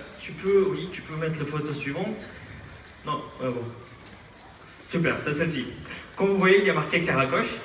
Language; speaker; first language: French; non-native, fluent; Aramaic